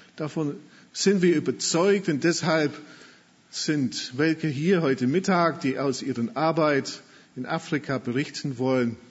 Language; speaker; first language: German; non-native, fluent; English